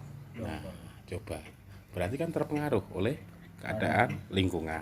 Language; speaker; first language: Indonesian; native; Indonesian